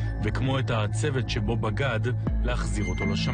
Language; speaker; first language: Hebrew; native; Hebrew